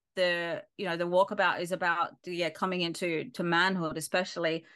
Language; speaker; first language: English; native; English